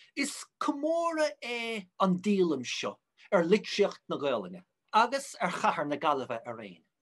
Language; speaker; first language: Irish; native; Irish